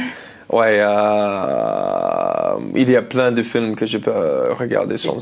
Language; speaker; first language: French; non-native, learner; English